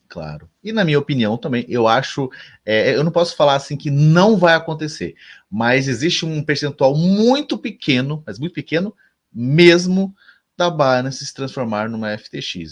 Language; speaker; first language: Portuguese; native; Portuguese